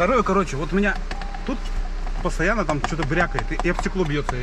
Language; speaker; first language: Russian; native; Russian